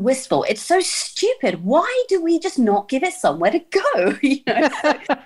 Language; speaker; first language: English; native; English